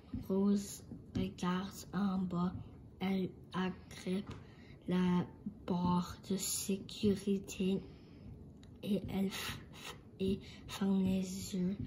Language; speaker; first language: French; non-native, learner; English